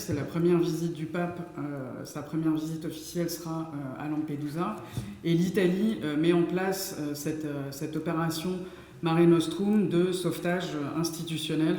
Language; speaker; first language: French; native; French